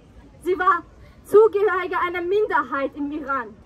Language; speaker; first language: German; non-native, fluent; Persian